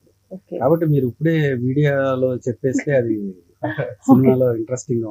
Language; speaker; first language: Telugu; native; Telugu